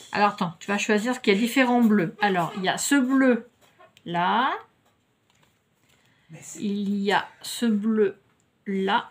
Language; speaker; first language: French; native; French